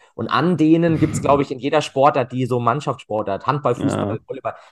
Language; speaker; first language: German; native; German